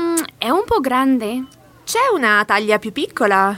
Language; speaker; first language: Italian; non-native, learner; English